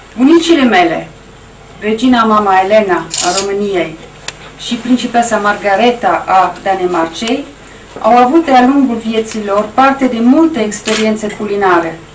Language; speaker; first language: Romanian; non-native, fluent; English